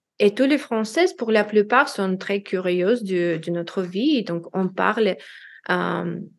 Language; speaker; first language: French; non-native, learner; Russian